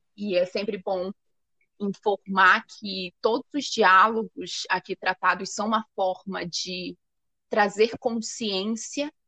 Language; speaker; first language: Portuguese; native; Portuguese